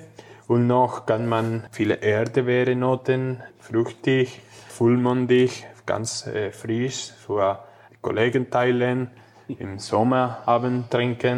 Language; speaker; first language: German; non-native, learner; Spanish